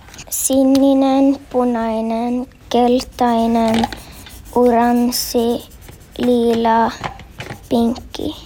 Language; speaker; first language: Finnish; non-native, learner; Swedish